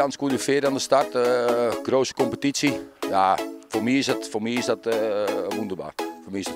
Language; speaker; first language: German; non-native, learner; Dutch